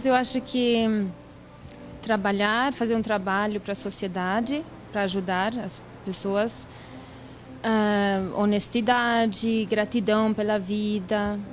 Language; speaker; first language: Portuguese; non-native, fluent; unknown